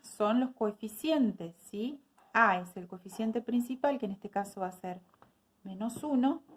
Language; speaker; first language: Spanish; native; Spanish